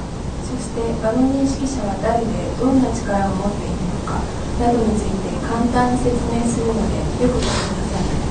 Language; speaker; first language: Japanese; native; Japanese